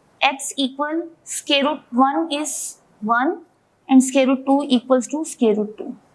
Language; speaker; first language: English; non-native, local second language; Urdu